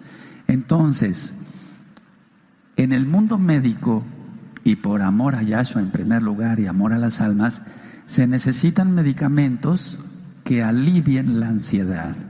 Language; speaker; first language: Spanish; native; Spanish